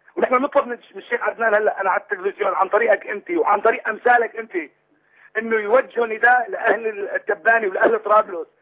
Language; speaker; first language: Arabic; native; Arabic